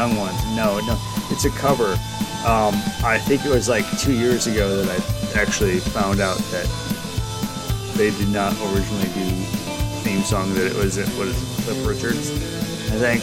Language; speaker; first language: English; native; English